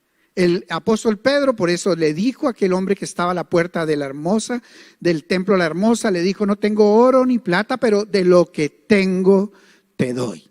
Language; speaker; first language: Spanish; native; Spanish